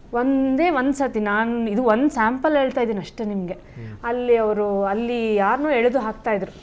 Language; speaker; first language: Kannada; native; Kannada